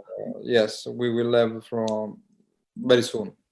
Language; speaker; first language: English; non-native, learner; Italian